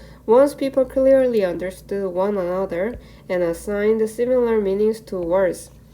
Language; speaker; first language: English; non-native, fluent; Korean